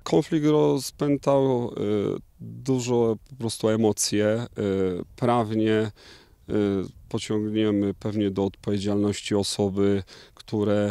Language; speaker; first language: Polish; native; Polish